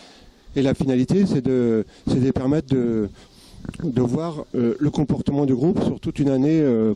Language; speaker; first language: French; native; French